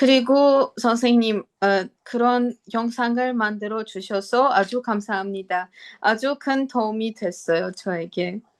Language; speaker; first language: Korean; non-native, learner; Armenian